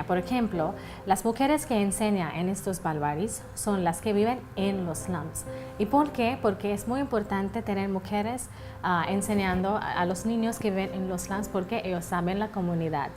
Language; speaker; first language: Spanish; non-native, fluent; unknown